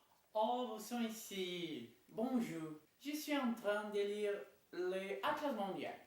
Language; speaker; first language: French; non-native, learner; Portuguese